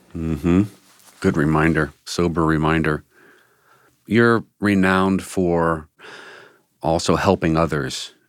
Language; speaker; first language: English; native; English